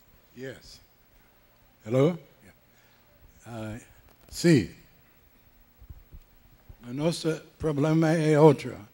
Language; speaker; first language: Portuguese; non-native, learner; English